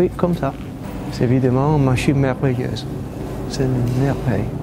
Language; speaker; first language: French; non-native, fluent; Italian